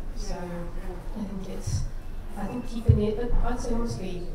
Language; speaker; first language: English; native; English